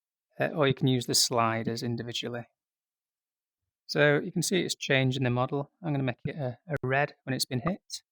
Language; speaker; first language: English; native; English